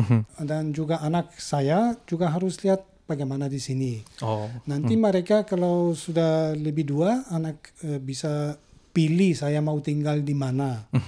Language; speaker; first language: Indonesian; non-native, learner; German